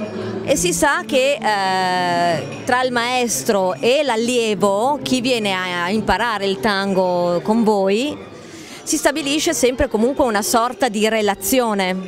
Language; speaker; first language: Italian; native; Italian